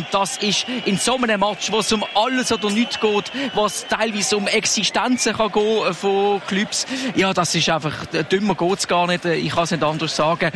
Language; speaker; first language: German; native; German